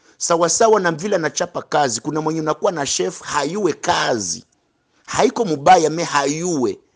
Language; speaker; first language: Swahili; native; Swahili